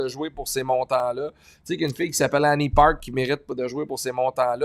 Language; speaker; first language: French; native; French